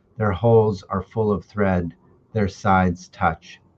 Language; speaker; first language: English; early bilingual, other home language; Russian